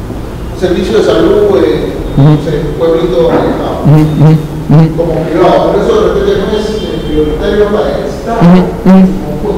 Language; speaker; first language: Spanish; native; Spanish